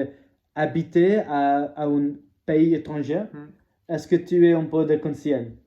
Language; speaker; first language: French; non-native, learner; English